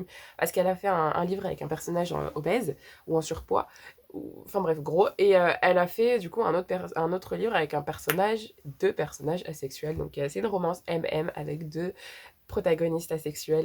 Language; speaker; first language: French; native; French